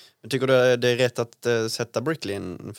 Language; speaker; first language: Swedish; native; Swedish